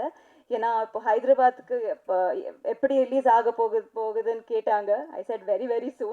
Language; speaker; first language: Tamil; non-native, learner; Telugu